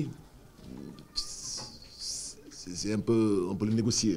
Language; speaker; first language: French; non-native, local second language; Wolof